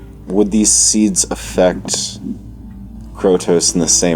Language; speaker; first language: English; native; English